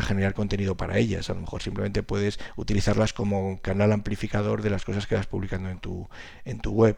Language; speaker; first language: Spanish; native; Spanish